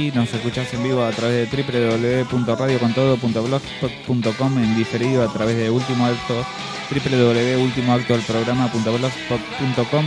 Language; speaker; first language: Spanish; native; Spanish